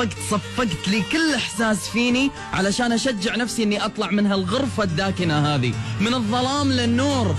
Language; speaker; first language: Arabic; native; Arabic